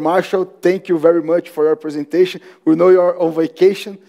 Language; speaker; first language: English; non-native, fluent; Portuguese